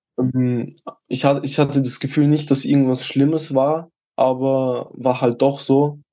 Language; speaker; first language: German; early bilingual, other home language; Albanian